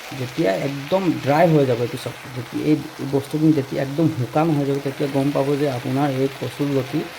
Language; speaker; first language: Assamese; non-native, local second language; Bangla